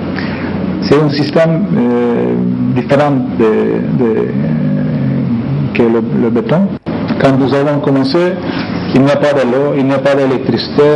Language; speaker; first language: French; non-native, learner; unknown